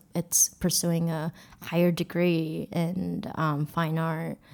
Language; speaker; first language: English; early bilingual, other home language; Korean